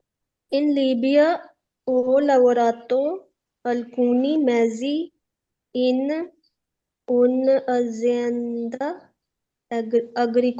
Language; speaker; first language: Italian; non-native, learner; Urdu